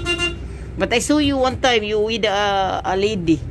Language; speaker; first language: English; non-native, learner; Cebuano